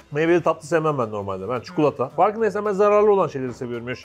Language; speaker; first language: Turkish; native; Turkish